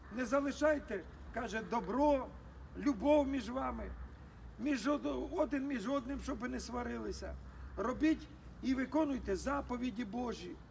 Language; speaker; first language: Ukrainian; native; Ukrainian